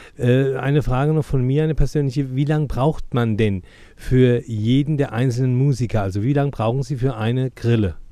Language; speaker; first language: German; native; German